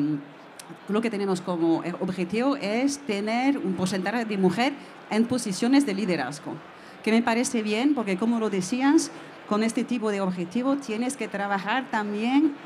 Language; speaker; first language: Spanish; non-native, fluent; French